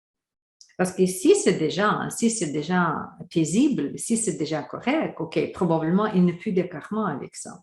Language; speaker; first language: French; non-native, fluent; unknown